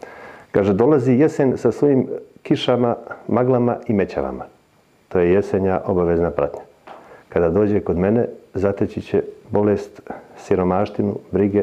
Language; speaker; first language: Serbian; native; Serbian